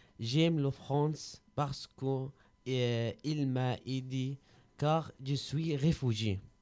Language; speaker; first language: French; non-native, learner; Arabic